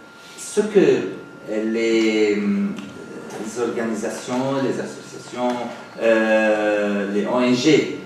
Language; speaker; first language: French; non-native, fluent; Arabic